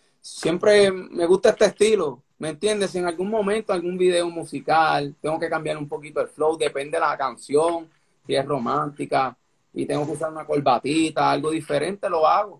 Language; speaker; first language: Spanish; native; Spanish